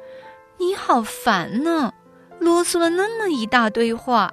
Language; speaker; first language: Chinese; native; Chinese